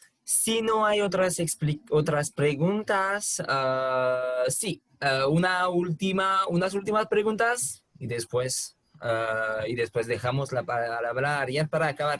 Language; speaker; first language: Spanish; non-native, fluent; French